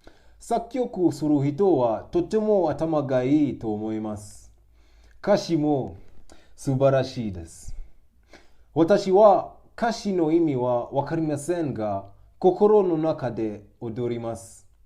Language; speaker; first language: Japanese; non-native, learner; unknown